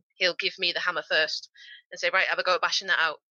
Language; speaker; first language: English; native; English